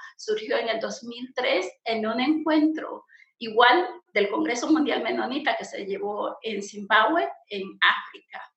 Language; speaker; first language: Spanish; native; Spanish